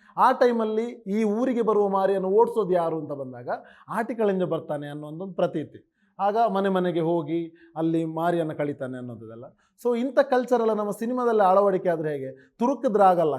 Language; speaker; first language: Kannada; non-native, local second language; Tulu